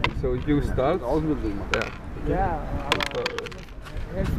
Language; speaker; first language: English; non-native, fluent; Greek